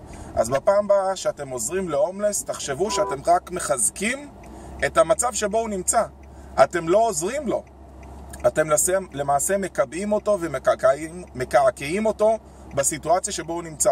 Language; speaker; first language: Hebrew; native; Hebrew